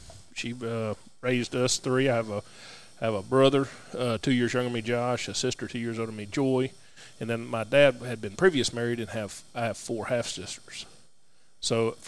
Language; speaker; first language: English; native; English